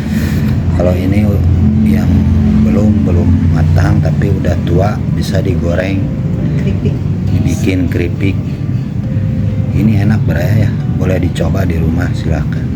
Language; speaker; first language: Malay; non-native, local second language; Sundanese